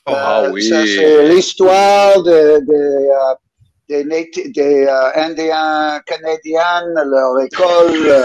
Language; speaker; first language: French; non-native, learner; English